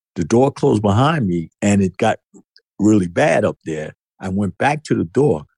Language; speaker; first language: English; native; English